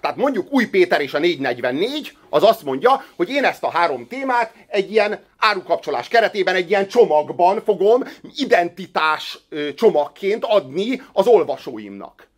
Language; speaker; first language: Hungarian; native; Hungarian